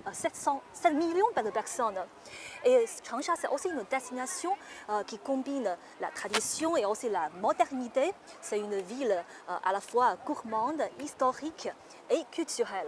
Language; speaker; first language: French; non-native, fluent; Chinese